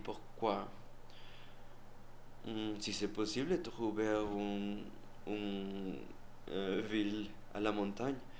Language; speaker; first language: French; non-native, learner; Spanish